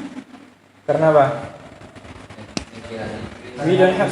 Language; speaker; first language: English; non-native, learner; Indonesian